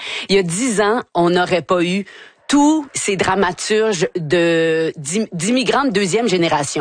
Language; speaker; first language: French; native; French